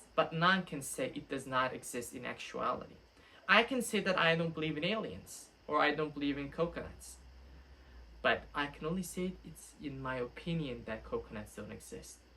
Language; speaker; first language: English; non-native, fluent; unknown